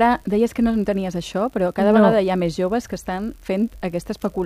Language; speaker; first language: Catalan; native; Catalan